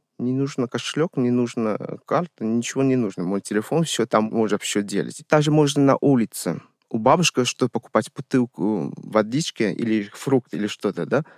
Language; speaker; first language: Russian; non-native, fluent; Chinese